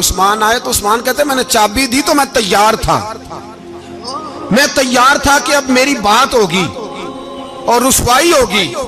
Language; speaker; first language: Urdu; non-native, local second language; Punjabi